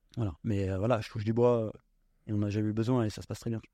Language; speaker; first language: French; native; French